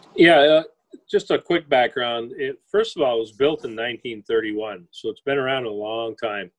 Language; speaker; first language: English; native; English